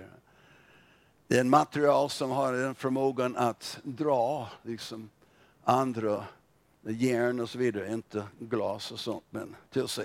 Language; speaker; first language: Swedish; non-native, fluent; English